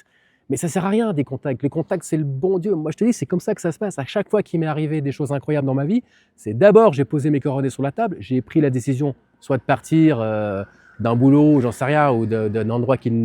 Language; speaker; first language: French; native; French